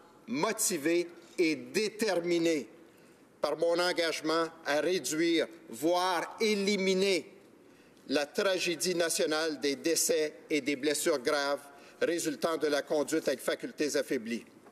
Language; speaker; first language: French; native; French